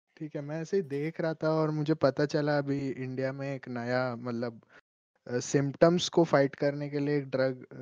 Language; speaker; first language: Hindi; non-native, local second language; Malayalam